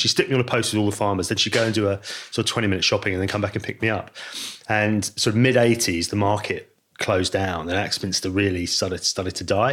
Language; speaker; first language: English; native; English